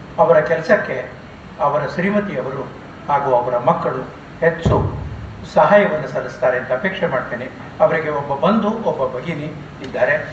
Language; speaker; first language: Kannada; native; Kannada